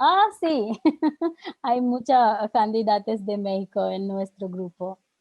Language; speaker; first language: Spanish; non-native, learner; Hindi